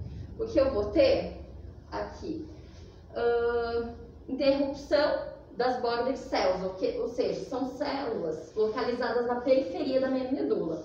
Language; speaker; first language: Portuguese; native; Portuguese